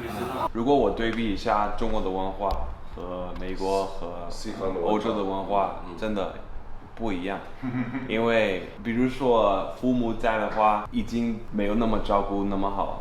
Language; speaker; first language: Chinese; non-native, fluent; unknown